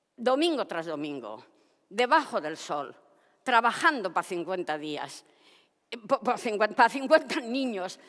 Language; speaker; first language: Basque; non-native, local second language; Spanish